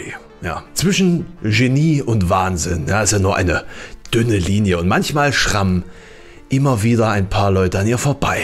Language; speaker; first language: German; native; German